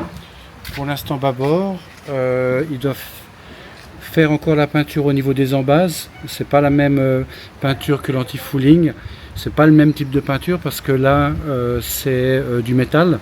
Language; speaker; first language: French; native; French